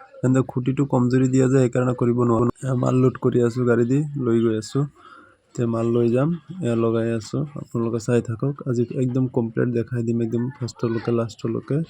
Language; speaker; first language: Assamese; non-native, local second language; Bangla